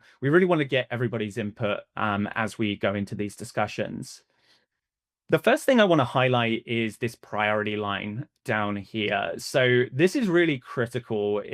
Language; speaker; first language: English; native; English